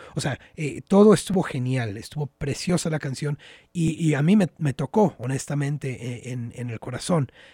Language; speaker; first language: Spanish; early bilingual, heritage; Spanish